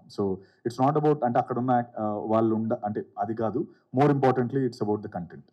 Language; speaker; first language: Telugu; native; Telugu